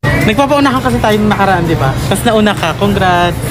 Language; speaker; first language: Filipino; native; Filipino